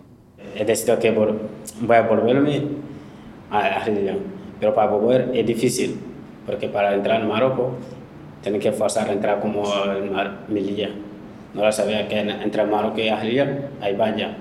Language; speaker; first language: Spanish; non-native, learner; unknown